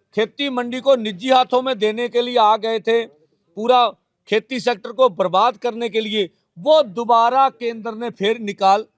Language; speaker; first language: Hindi; non-native, local second language; Punjabi